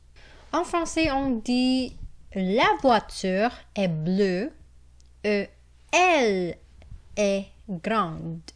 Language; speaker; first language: French; non-native, fluent; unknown